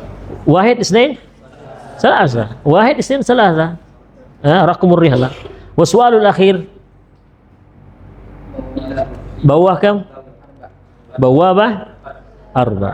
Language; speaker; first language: Arabic; non-native, fluent; Indonesian